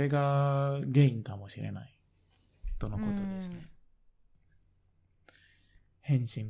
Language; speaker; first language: Japanese; non-native, fluent; English